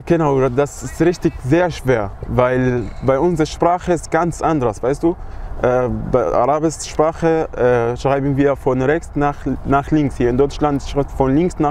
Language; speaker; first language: German; non-native, learner; Arabic